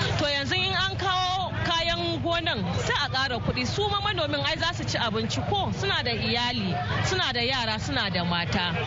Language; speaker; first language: Hausa; non-native, local second language; Igbo